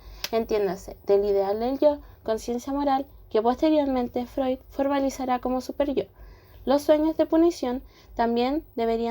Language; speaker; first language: Spanish; native; Spanish